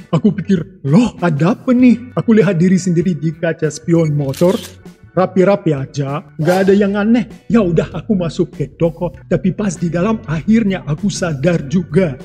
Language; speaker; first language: Indonesian; non-native, fluent; Russian